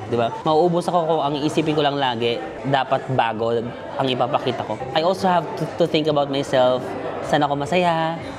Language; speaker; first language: Filipino; non-native, local second language; Cebuano